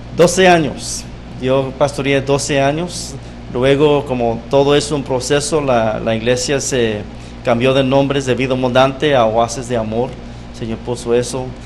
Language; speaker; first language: Spanish; non-native, fluent; English